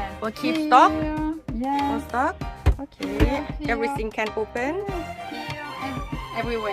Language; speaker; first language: English; non-native, learner; Thai